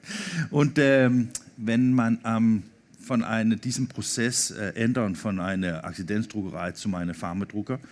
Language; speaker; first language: German; non-native, learner; Danish